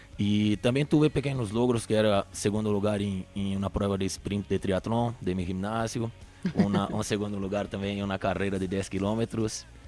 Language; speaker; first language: Spanish; non-native, fluent; Portuguese